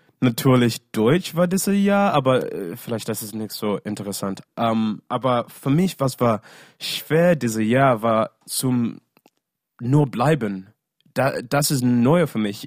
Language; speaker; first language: German; non-native, learner; English